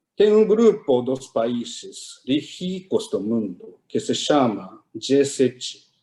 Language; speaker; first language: Portuguese; non-native, fluent; Japanese